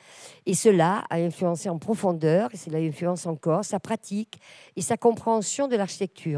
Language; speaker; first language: French; native; French